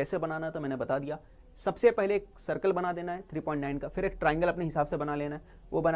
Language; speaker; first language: Hindi; native; Hindi